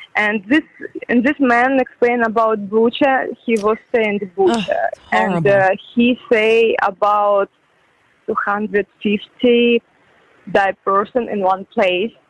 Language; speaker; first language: English; non-native, learner; Ukrainian